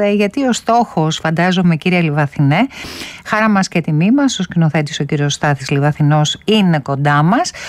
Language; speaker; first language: Greek; early bilingual, heritage; Greek